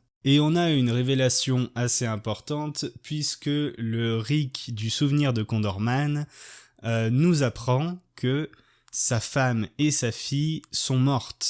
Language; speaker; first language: French; native; French